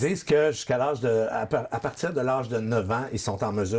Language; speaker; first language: French; native; French